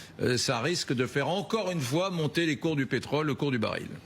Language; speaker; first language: French; native; French